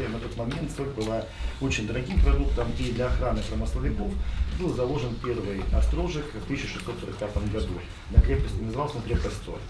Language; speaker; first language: Russian; native; Russian